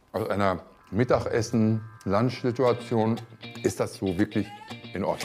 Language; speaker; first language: German; native; German